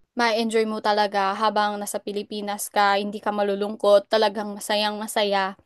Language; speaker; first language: Filipino; early bilingual, other home language; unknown